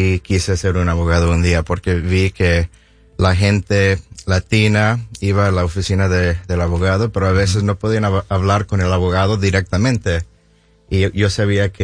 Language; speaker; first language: Spanish; early bilingual, heritage; Spanish